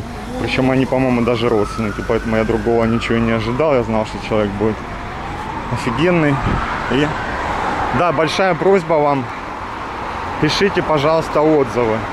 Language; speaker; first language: Russian; native; Russian